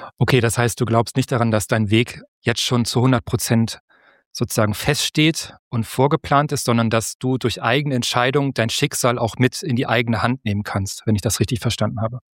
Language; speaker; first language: German; native; German